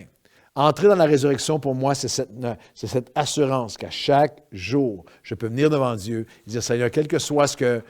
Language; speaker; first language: French; native; French